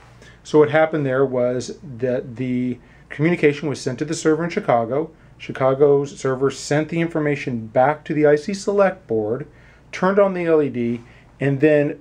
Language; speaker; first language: English; native; English